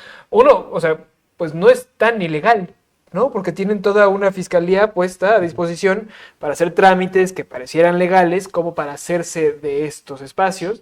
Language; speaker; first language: Spanish; native; Spanish